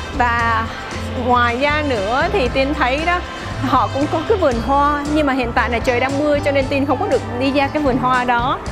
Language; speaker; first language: Vietnamese; early bilingual, heritage; Vietnamese